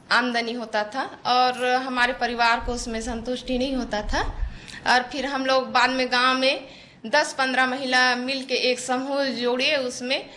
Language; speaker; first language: Hindi; native; Hindi